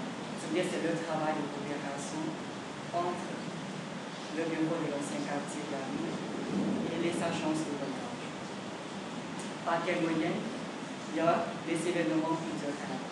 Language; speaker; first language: French; non-native, learner; Vietnamese